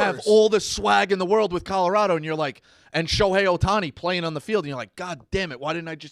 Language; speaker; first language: English; native; English